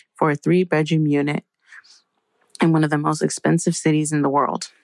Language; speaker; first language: English; native; English